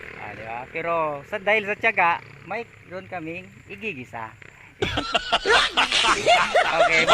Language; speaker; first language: Filipino; non-native, local second language; Bikol